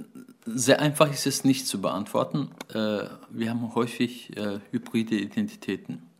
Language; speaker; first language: German; early bilingual, other home language; Turkish